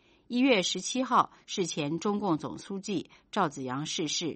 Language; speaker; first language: Chinese; native; Chinese